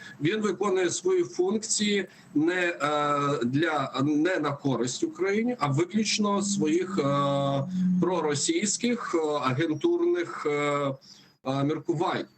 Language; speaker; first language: Ukrainian; native; Ukrainian